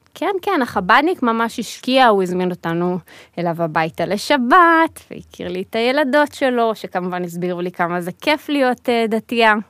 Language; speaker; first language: Hebrew; early bilingual, other home language; Russian